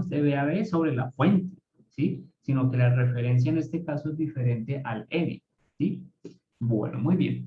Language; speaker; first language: Spanish; native; Spanish